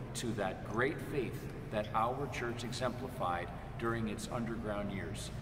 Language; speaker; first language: English; early bilingual, other home language; Ukrainian